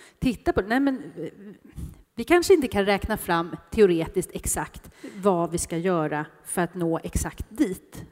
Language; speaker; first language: Swedish; native; Swedish